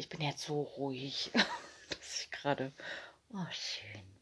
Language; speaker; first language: German; native; German